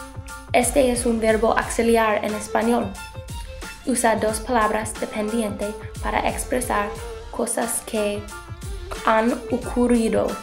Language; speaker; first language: Spanish; non-native, learner; English